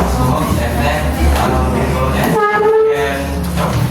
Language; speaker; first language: English; non-native, learner; Indonesian